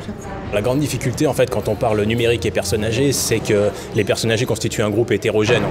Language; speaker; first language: French; native; French